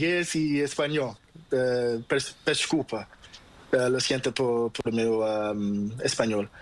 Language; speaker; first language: Spanish; non-native, learner; Portuguese